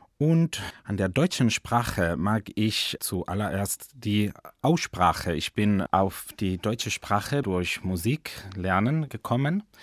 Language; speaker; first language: German; non-native, fluent; Spanish